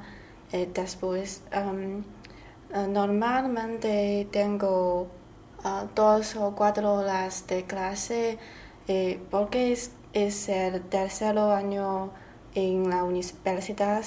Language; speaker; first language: Spanish; non-native, learner; Chinese